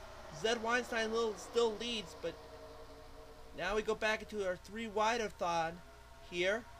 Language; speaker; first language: English; native; English